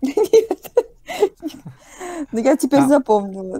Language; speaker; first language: Russian; native; Russian